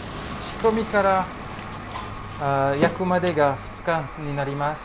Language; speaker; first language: Japanese; non-native, learner; French